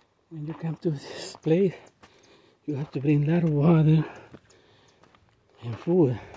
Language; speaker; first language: English; non-native, learner; Spanish